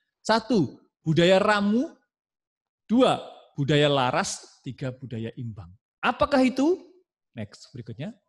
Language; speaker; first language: Indonesian; non-native, local second language; Javanese